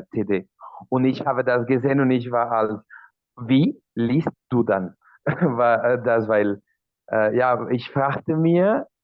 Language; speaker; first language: German; non-native, learner; Spanish